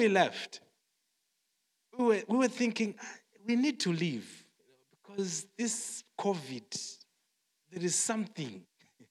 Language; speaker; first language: English; non-native, local second language; Shona